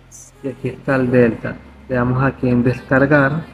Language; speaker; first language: Spanish; non-native, fluent; Portuguese